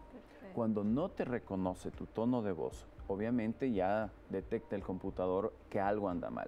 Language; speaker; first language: Spanish; native; Spanish